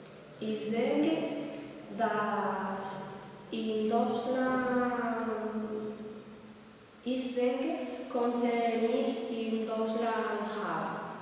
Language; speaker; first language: German; non-native, learner; Spanish